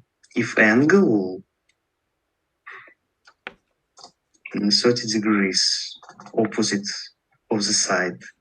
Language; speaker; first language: English; non-native, learner; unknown